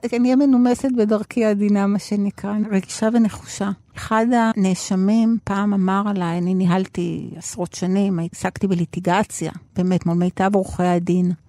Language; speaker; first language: Hebrew; early bilingual, other home language; Spanish